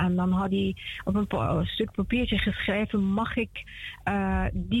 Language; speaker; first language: Dutch; non-native, fluent; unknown